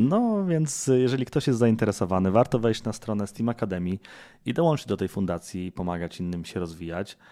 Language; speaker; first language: Polish; native; Polish